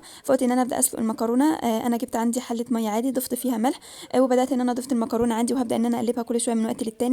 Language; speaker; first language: Arabic; native; Arabic